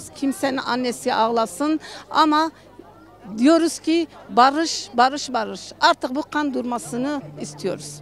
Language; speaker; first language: Turkish; non-native, local second language; Kurdish